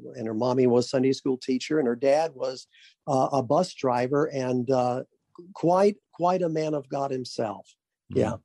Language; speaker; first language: English; native; English